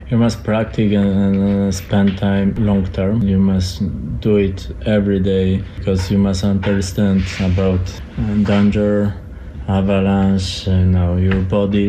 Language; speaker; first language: English; non-native, learner; Polish